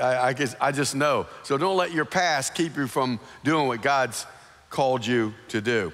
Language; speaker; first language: English; native; English